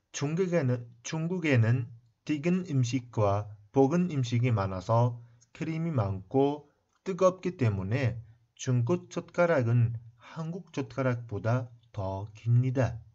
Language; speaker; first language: Korean; non-native, fluent; Uzbek